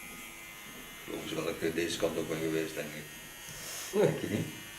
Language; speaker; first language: Dutch; native; Dutch